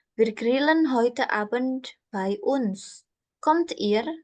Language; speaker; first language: German; non-native, fluent; Indonesian